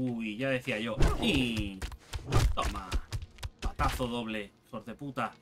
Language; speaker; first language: Spanish; native; Spanish